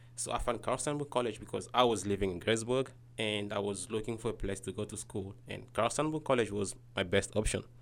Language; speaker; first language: English; non-native, learner; Lingala